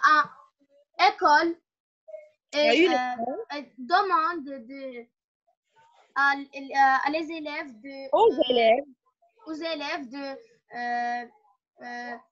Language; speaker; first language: French; non-native, learner; Arabic